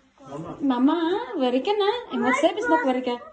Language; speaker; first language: Dutch; non-native, learner; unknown